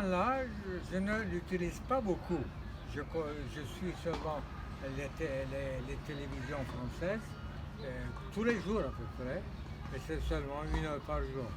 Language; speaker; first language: French; non-native, fluent; Turkish